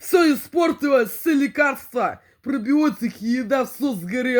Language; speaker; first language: Russian; native; Russian